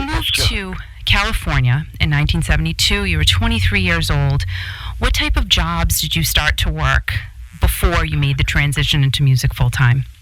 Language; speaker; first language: English; native; English